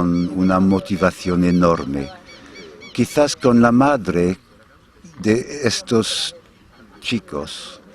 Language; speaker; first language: Spanish; non-native, fluent; English